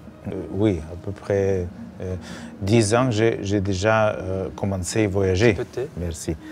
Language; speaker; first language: French; non-native, learner; Russian